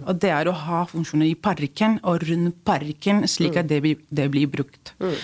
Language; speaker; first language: Norwegian; non-native, fluent; Spanish